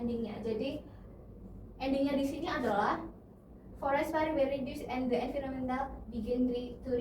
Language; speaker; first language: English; non-native, learner; Indonesian